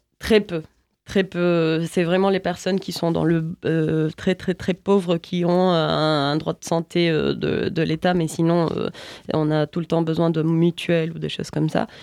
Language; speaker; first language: French; non-native, learner; Spanish